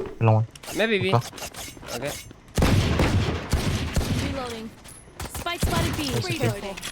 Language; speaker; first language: English; non-native, learner; Korean